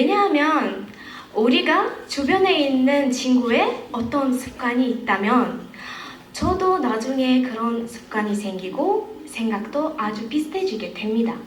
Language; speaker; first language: Korean; non-native, fluent; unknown